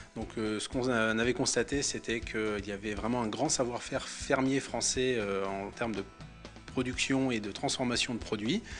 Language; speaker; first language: French; native; French